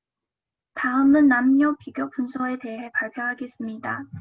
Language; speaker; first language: Korean; non-native, fluent; Chinese